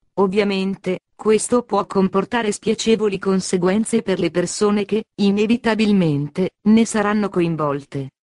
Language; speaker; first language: Italian; native; Italian